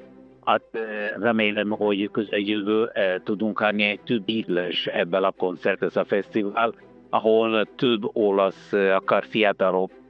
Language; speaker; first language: Hungarian; non-native, learner; Italian